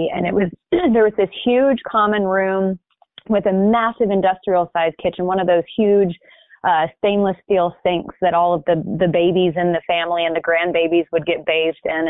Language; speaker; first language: English; native; English